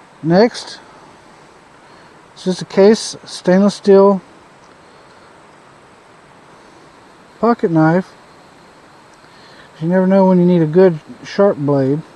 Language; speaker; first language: English; native; English